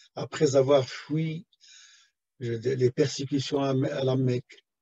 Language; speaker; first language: French; non-native, local second language; Arabic